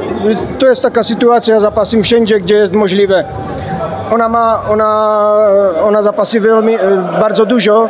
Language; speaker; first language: Polish; non-native, learner; Czech